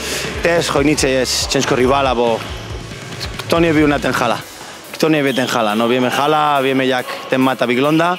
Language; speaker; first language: Polish; non-native, learner; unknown